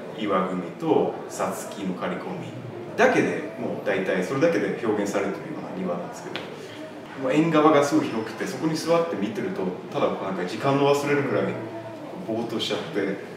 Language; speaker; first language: Japanese; non-native, fluent; Swedish